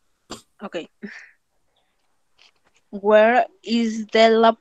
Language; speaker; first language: English; non-native, learner; Spanish